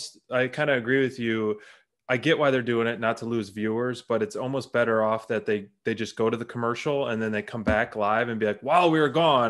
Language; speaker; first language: English; native; English